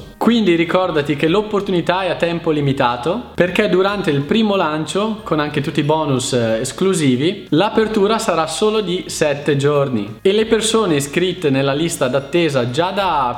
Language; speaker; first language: Italian; native; Italian